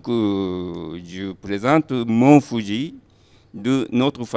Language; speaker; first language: French; non-native, learner; Japanese